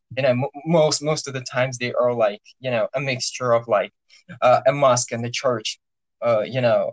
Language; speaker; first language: English; non-native, fluent; Russian